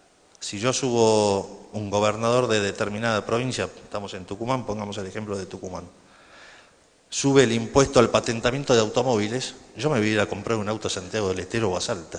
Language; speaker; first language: Spanish; native; Spanish